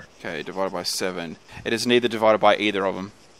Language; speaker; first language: English; native; English